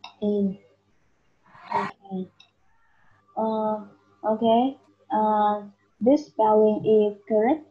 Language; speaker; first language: English; non-native, learner; Vietnamese